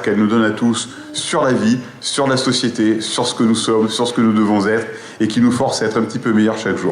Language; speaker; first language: French; native; French